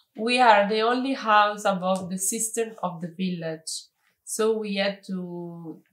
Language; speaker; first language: English; non-native, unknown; Italian